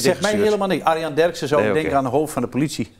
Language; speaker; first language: Dutch; native; Dutch